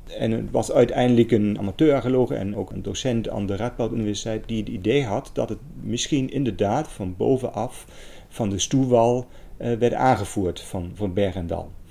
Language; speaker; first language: Dutch; non-native, fluent; German